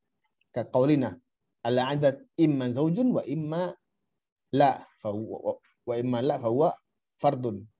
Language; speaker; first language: Arabic; non-native, fluent; Indonesian